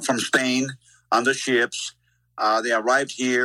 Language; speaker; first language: English; native; English